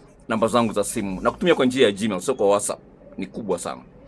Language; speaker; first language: Swahili; native; Swahili